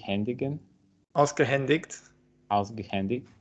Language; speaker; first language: German; non-native, learner; Italian